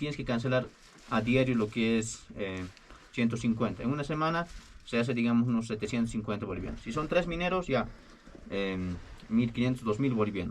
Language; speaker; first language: Spanish; native; Spanish